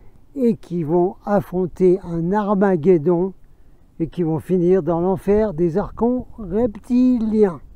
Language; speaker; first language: French; native; French